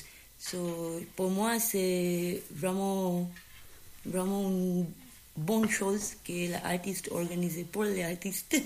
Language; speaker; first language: French; non-native, fluent; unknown